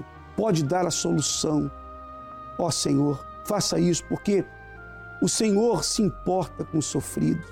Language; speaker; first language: Portuguese; native; Portuguese